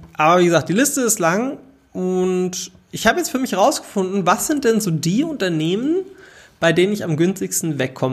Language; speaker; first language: German; native; German